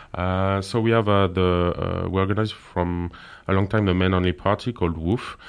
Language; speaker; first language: English; non-native, fluent; French